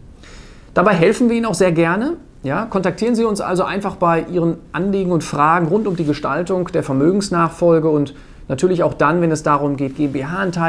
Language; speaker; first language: German; native; German